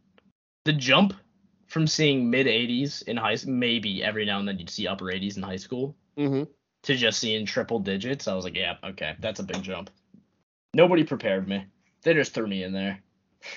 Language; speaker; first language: English; native; English